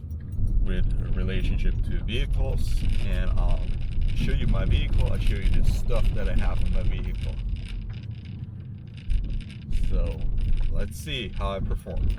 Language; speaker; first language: English; non-native, fluent; German